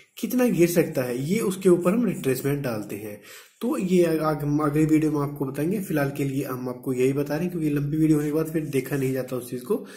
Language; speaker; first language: Hindi; native; Hindi